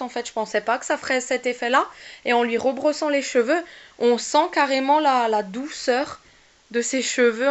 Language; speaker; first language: French; native; French